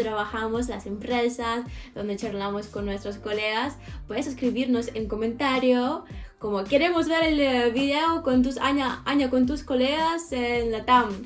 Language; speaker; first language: Spanish; non-native, fluent; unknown